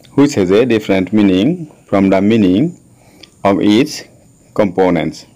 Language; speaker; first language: English; non-native, local second language; Assamese